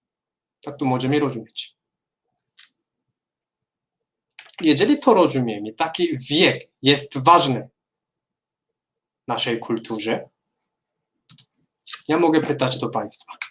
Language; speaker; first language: Polish; non-native, fluent; Korean